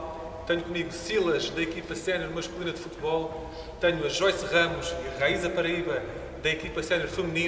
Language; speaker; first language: Portuguese; native; Portuguese